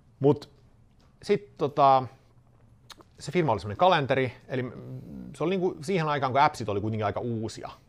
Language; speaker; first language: Finnish; non-native, fluent; Swedish